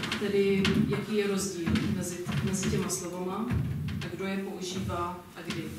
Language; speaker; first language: Czech; non-native, fluent; English